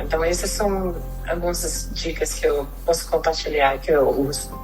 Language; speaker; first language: Portuguese; non-native, fluent; Spanish